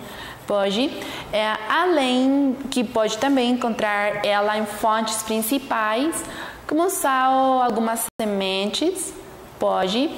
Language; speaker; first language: Portuguese; non-native, learner; Spanish